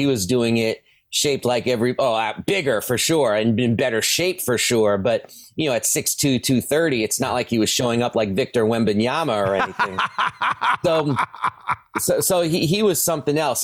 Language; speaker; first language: English; native; English